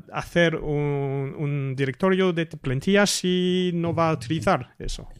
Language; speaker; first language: Spanish; non-native, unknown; French